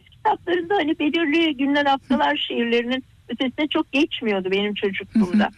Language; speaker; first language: Turkish; native; Turkish